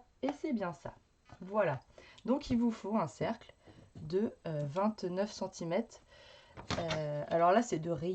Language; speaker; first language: French; native; French